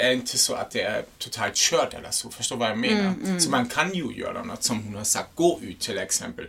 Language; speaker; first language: Swedish; non-native, fluent; German